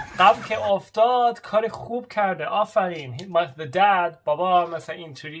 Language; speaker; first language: Persian; early bilingual, heritage; Persian